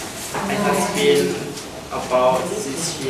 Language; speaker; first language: English; non-native, learner; Khmer